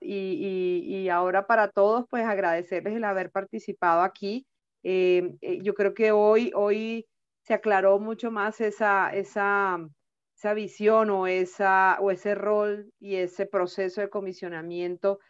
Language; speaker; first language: Spanish; native; Spanish